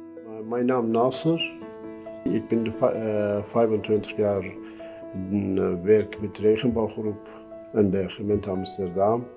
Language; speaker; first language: Dutch; non-native, learner; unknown